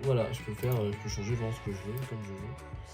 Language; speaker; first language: French; native; French